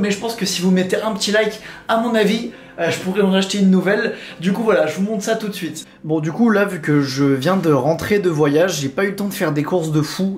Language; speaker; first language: French; native; French